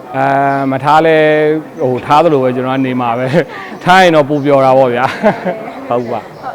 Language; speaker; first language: Burmese; native; Burmese